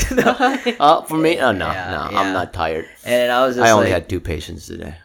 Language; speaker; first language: English; non-native, local second language; Filipino